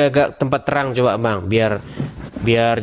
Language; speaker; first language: Indonesian; native; Indonesian